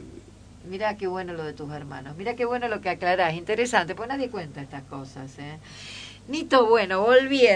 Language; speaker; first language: Spanish; native; Spanish